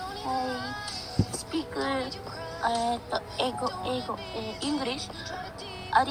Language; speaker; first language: English; non-native, learner; Filipino